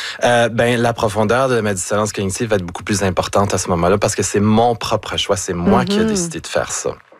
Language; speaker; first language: French; native; French